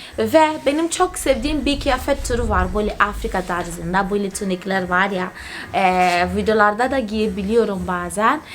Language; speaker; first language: Turkish; non-native, fluent; Portuguese